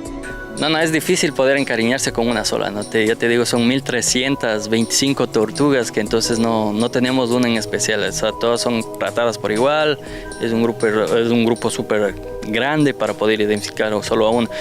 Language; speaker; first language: Spanish; native; Spanish